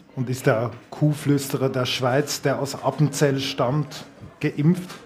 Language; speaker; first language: German; native; German